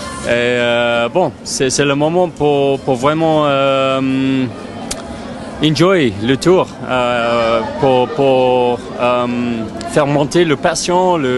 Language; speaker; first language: French; non-native, fluent; English